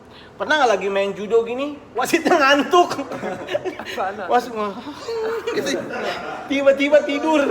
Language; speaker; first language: Indonesian; native; Indonesian